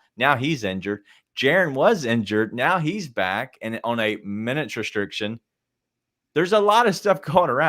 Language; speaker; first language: English; native; English